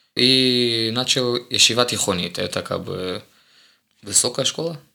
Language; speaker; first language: Russian; non-native, fluent; Hebrew